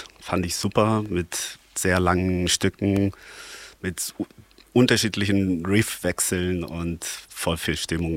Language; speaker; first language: German; non-native, fluent; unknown